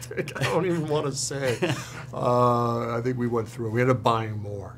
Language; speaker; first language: English; native; English